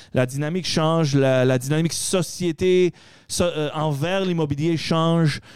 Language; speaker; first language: French; early bilingual, other home language; Arabic